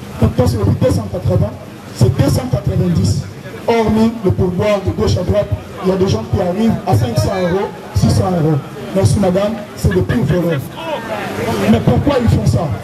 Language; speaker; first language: French; non-native, local second language; Lingala